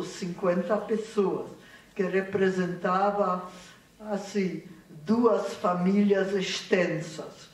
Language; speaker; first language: Portuguese; non-native, fluent; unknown